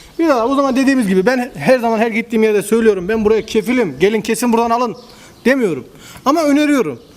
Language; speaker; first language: Turkish; native; Turkish